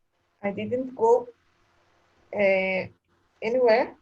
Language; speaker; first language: English; non-native, learner; Portuguese